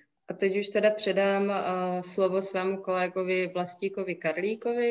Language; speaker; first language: Czech; native; Czech